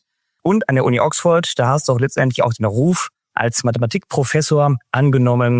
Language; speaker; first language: German; native; German